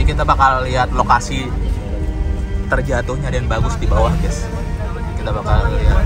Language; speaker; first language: Indonesian; native; Indonesian